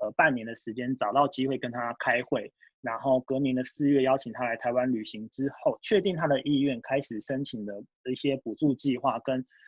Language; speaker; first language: Chinese; early bilingual, heritage; Japanese